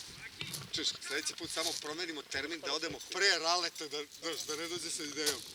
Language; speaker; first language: Bosnian; native; Bosnian